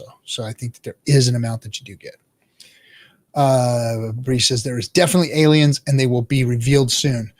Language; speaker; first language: English; native; English